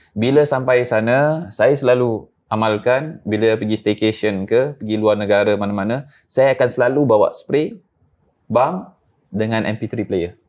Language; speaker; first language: Malay; native; Malay